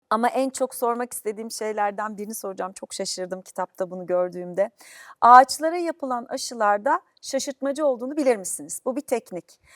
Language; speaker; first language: Turkish; native; Turkish